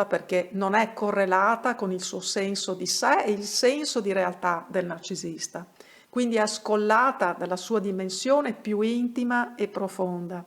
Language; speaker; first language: Italian; native; Italian